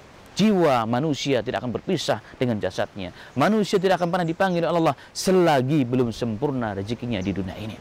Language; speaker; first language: Indonesian; native; Indonesian